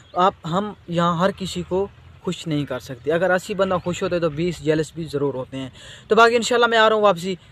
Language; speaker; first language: Urdu; non-native, local second language; Saraiki